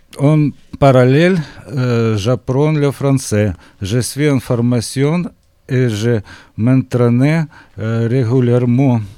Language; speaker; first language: French; non-native, learner; Ukrainian